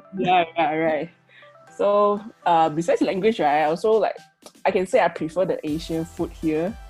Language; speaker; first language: English; non-native, local second language; Chinese